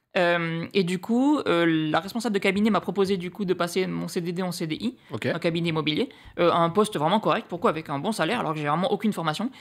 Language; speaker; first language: French; native; French